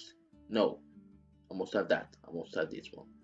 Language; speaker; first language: English; non-native, fluent; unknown